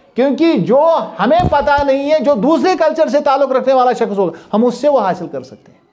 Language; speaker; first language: Urdu; non-native, local second language; Kashmiri